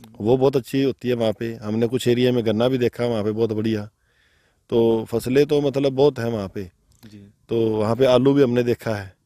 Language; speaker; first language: Hindi; non-native, local second language; Punjabi